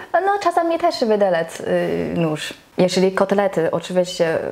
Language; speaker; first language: Polish; non-native, learner; Chinese